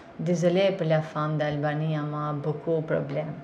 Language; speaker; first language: French; non-native, learner; Albanian